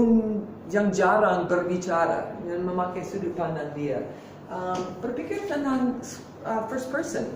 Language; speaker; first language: Indonesian; non-native, fluent; English